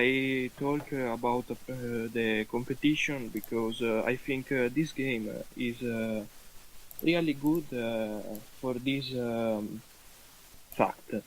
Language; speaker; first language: English; non-native, learner; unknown